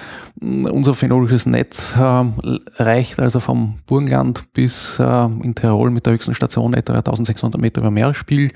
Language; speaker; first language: German; native; German